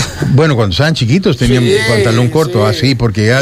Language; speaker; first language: Spanish; native; Spanish